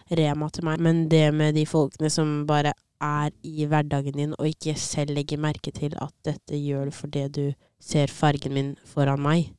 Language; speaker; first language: Norwegian; native; Norwegian